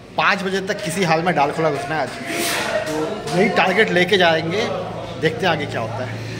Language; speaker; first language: Hindi; non-native, local second language; Bangla